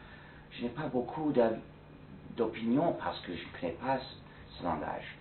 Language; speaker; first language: French; non-native, fluent; English